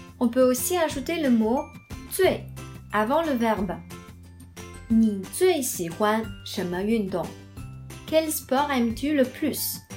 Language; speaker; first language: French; non-native, fluent; Chinese